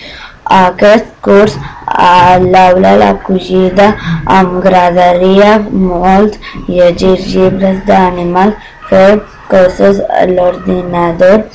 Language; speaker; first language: Catalan; non-native, learner; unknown